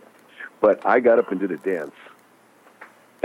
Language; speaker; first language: English; native; English